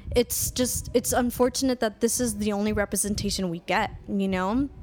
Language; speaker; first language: English; native; English